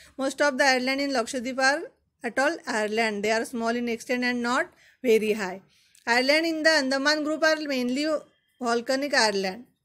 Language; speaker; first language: English; non-native, local second language; Marathi